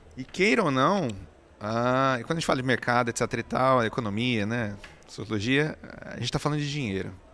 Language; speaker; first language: Portuguese; native; Portuguese